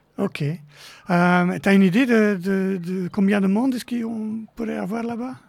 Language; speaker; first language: French; native; French